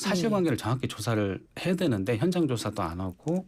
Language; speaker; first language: Korean; native; Korean